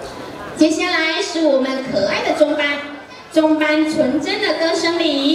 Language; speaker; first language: Chinese; native; Chinese